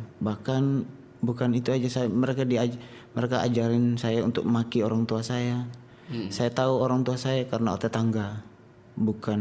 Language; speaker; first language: Indonesian; non-native, local second language; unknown